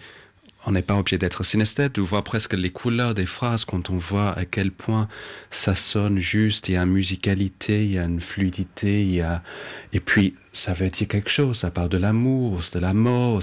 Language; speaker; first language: French; non-native, fluent; English